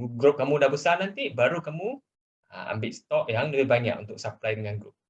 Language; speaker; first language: Malay; non-native, local second language; Chinese